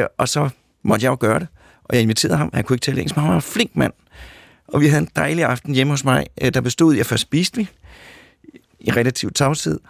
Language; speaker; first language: Danish; native; Danish